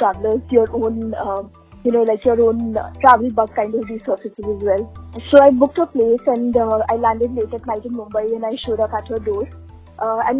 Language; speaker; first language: English; non-native, local second language; Hindi